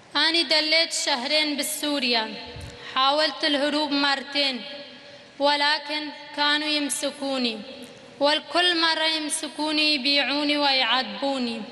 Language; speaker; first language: Arabic; non-native, local second language; Kurdish